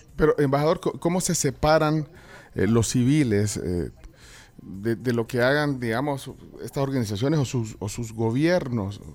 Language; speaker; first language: Spanish; native; Spanish